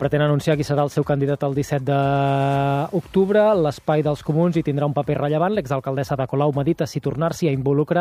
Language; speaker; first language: Catalan; native; Catalan